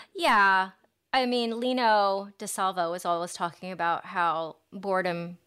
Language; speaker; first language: English; native; English